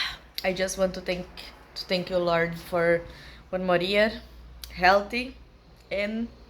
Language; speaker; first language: English; non-native, learner; Portuguese